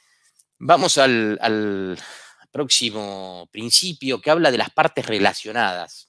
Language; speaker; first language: Spanish; native; Spanish